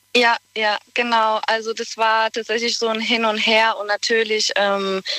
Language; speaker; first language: German; non-native, fluent; Bosnian